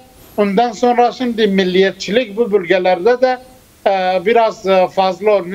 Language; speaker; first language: Turkish; non-native, fluent; Kurdish